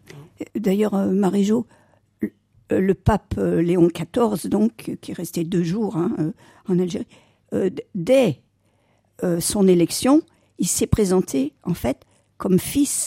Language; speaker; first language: French; native; French